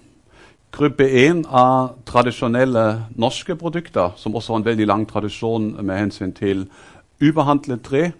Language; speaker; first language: Norwegian; non-native, fluent; German